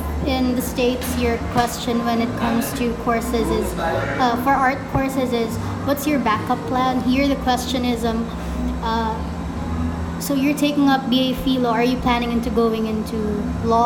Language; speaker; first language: English; non-native, local second language; Filipino